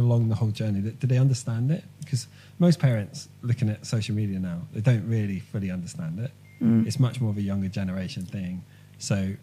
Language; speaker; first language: English; native; English